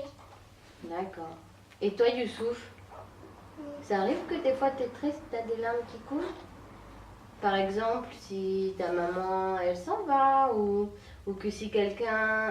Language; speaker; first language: French; native; French